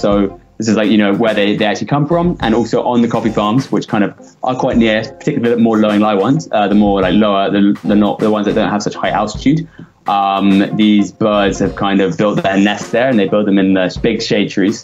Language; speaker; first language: English; native; English